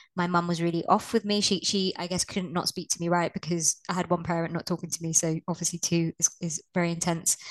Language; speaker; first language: English; native; English